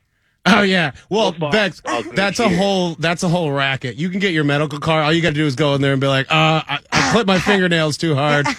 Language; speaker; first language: English; native; English